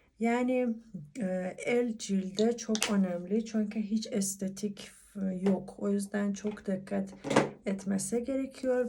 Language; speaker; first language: Turkish; non-native, learner; Persian